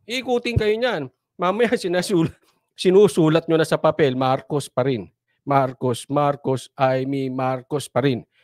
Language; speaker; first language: Filipino; native; Filipino